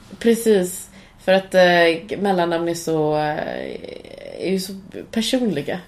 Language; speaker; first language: Swedish; early bilingual, other home language; Cantonese